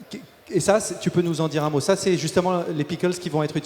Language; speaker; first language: French; native; French